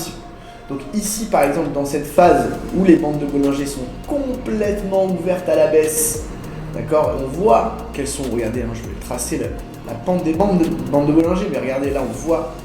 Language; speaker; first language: French; native; French